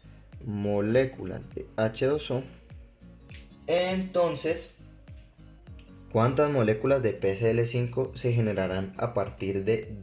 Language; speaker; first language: Spanish; native; Spanish